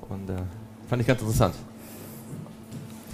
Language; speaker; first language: German; native; German